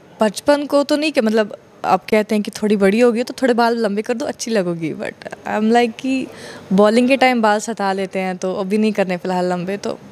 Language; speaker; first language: Hindi; non-native, local second language; Kashmiri